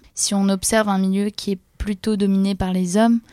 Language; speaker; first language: French; non-native, fluent; Polish